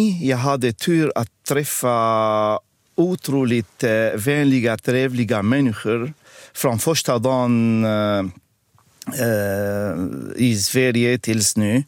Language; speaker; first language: Swedish; non-native, fluent; Arabic